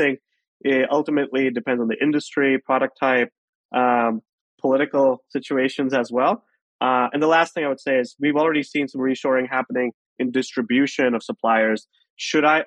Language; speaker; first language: English; non-native, local second language; Hindi